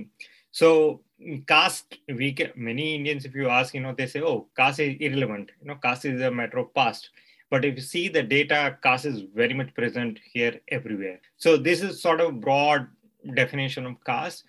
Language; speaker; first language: English; non-native, local second language; Gujarati